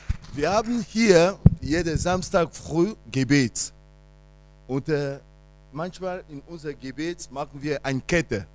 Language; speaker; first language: German; non-native, fluent; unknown